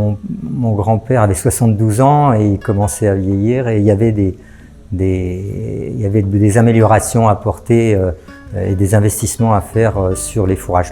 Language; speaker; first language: French; native; French